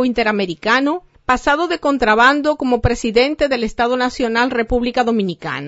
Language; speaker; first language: Spanish; native; Spanish